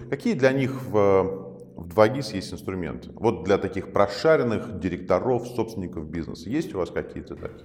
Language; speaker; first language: Russian; native; Russian